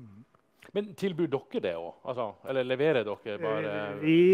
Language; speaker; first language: Norwegian; native; Norwegian